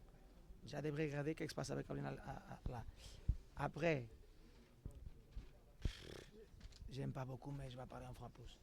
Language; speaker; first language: French; non-native, learner; Portuguese